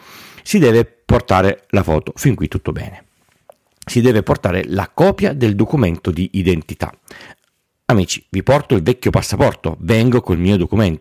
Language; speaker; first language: Italian; native; Italian